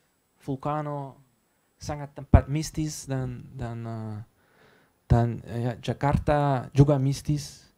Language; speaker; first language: Indonesian; non-native, learner; Dutch